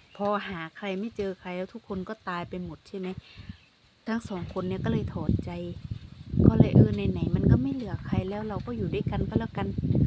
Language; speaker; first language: Thai; non-native, local second language; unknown